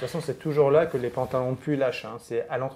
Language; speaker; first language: French; native; French